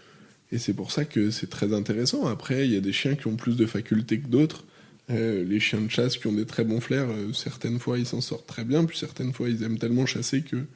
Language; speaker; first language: French; native; French